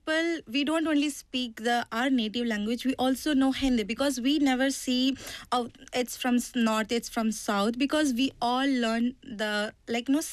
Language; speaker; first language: English; non-native, local second language; Tamil